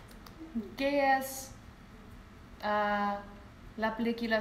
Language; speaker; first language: Spanish; non-native, learner; English